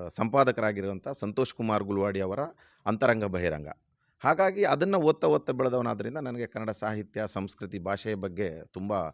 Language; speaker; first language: Kannada; non-native, local second language; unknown